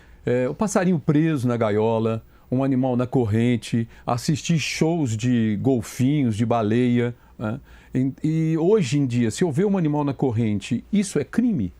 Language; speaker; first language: Portuguese; native; Portuguese